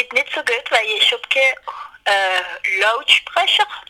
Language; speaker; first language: German; non-native, learner; French